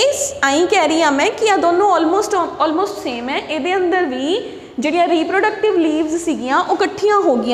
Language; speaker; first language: Hindi; non-native, local second language; Punjabi